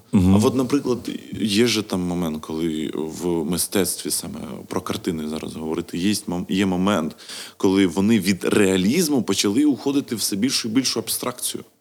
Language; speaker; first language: Ukrainian; non-native, local second language; Russian